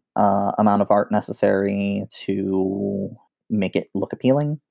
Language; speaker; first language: English; native; English